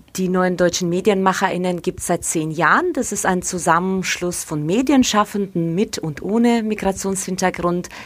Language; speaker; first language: German; non-native, fluent; Ukrainian